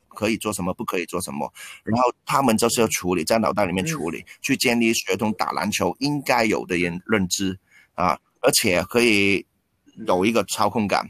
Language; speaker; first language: Chinese; non-native, local second language; Cantonese